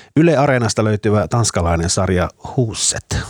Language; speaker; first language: Finnish; early bilingual, other home language; Danish